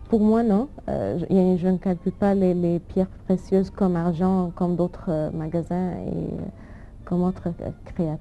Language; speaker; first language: French; non-native, fluent; Arabic